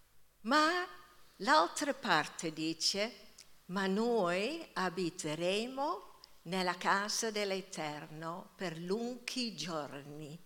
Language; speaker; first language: Italian; non-native, fluent; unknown